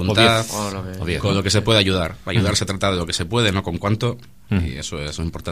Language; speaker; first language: Spanish; native; Spanish